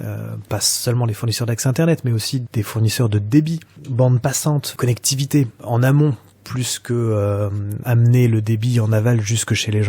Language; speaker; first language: French; native; French